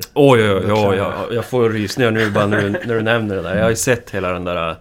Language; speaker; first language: Swedish; native; Swedish